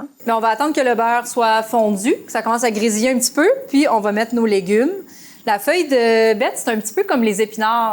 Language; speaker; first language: French; native; French